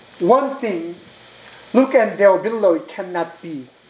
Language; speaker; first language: English; non-native, learner; Korean